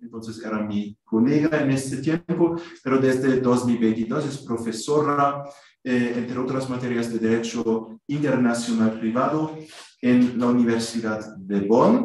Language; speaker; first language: Spanish; non-native, fluent; German